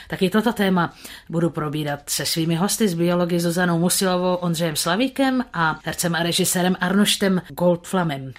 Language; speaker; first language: Czech; native; Czech